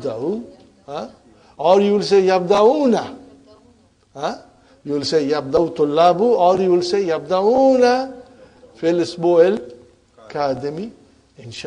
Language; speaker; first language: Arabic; non-native, fluent; English